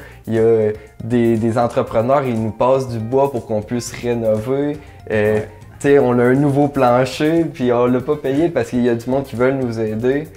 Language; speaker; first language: French; native; French